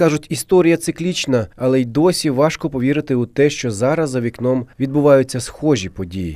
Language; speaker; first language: Ukrainian; native; Ukrainian